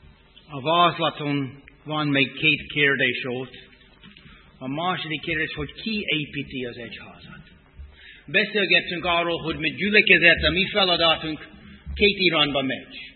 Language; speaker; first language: Hungarian; non-native, fluent; English